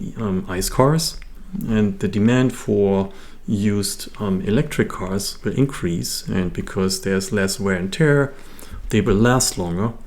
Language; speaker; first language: English; non-native, fluent; German